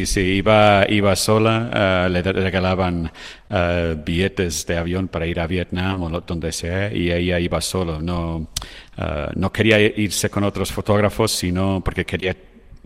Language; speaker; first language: Spanish; non-native, fluent; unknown